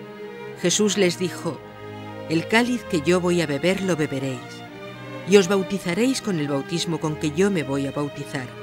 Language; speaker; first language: Spanish; native; Spanish